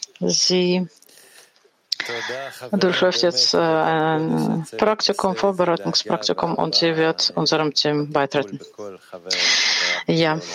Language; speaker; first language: German; non-native, fluent; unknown